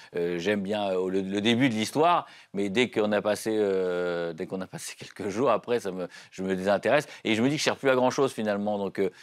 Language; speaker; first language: French; native; French